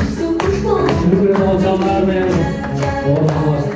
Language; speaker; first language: Kyrgyz; native; Kyrgyz